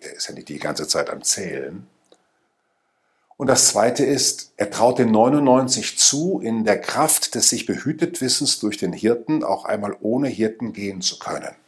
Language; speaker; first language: German; native; German